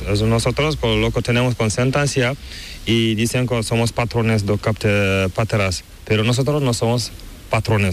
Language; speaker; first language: Spanish; non-native, learner; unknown